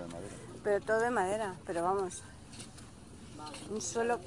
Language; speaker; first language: Spanish; native; Spanish